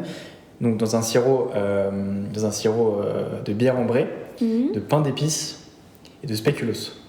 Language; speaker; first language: French; early bilingual, other home language; Spanish